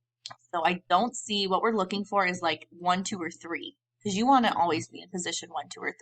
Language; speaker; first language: English; native; English